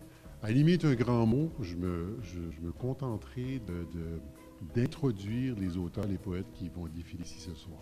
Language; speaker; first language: French; native; French